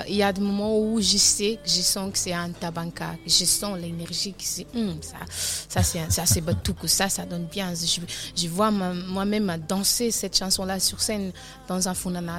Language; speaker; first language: French; non-native, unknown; Kabuverdianu